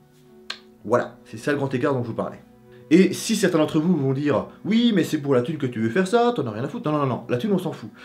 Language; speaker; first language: French; native; French